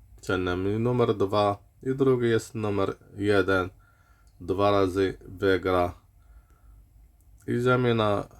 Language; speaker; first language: Polish; non-native, learner; Arabic